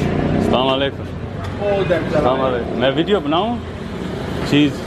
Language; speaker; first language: Hindi; early bilingual, heritage; English